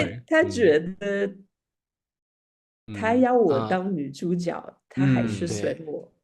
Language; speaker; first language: Chinese; non-native, fluent; French